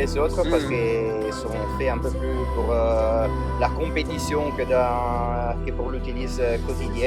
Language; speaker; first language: French; non-native, fluent; Spanish